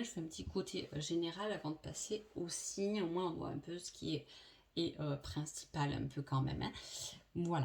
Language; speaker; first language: French; native; French